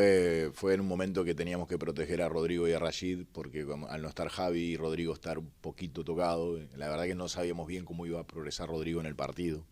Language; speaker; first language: Spanish; native; Spanish